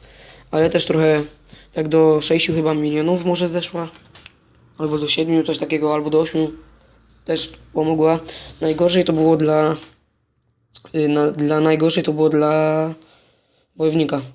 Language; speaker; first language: Polish; native; Polish